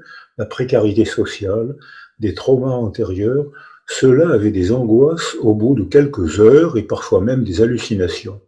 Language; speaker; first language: French; native; French